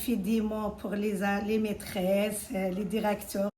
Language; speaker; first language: French; non-native, learner; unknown